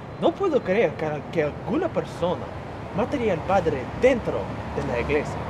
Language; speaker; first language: Spanish; non-native, learner; English